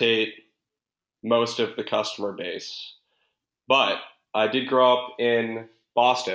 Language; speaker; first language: English; native; English